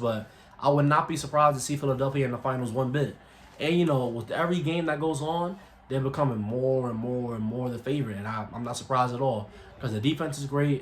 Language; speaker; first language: English; native; English